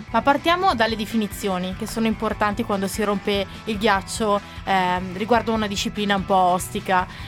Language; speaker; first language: Italian; native; Italian